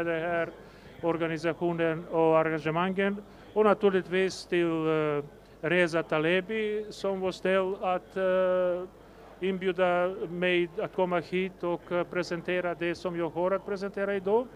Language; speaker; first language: Swedish; non-native, fluent; Macedonian